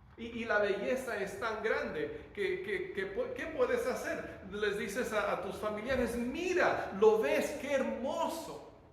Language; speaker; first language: Spanish; native; Spanish